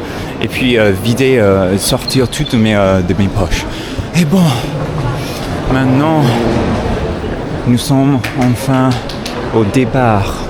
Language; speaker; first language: French; non-native, fluent; English